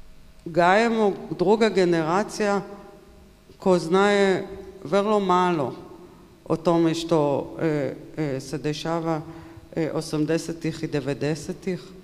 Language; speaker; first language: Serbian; non-native, learner; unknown